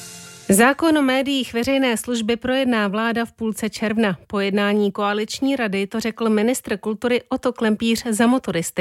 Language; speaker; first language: Czech; native; Czech